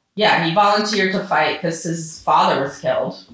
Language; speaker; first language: English; early bilingual, other home language; Russian